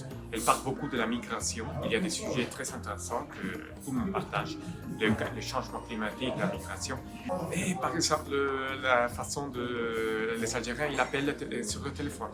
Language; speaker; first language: French; non-native, fluent; Spanish